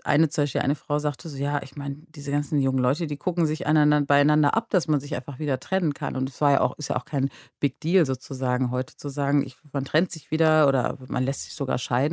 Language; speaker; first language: German; native; German